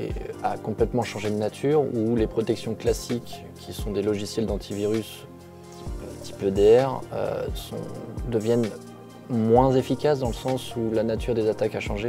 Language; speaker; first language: French; native; French